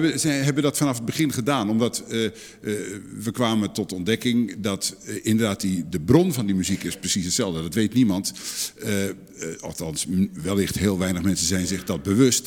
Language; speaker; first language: Dutch; native; Dutch